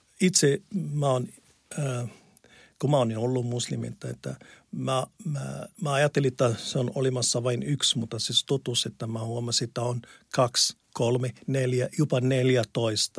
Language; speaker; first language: Finnish; non-native, learner; Arabic